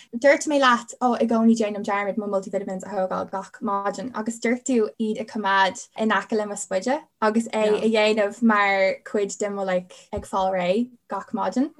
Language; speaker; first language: Irish; non-native, local second language; English